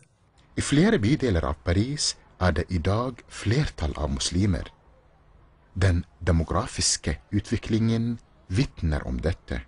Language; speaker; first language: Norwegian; non-native, fluent; Arabic